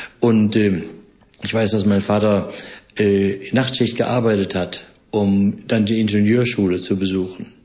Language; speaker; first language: German; native; German